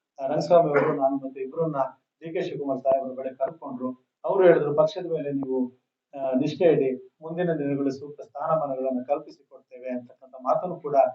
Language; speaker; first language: Kannada; native; Kannada